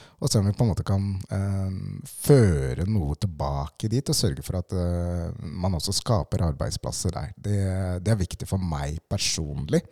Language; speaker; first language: Norwegian; early bilingual, other home language; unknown